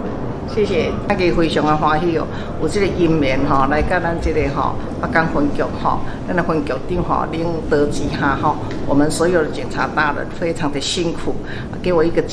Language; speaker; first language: Chinese; non-native, local second language; Min Nan Chinese